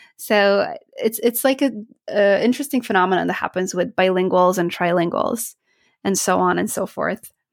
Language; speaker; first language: English; non-native, fluent; Polish